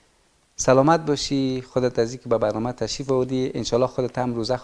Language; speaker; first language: Persian; native; Persian